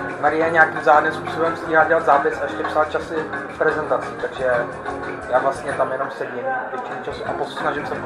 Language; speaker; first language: Czech; native; Czech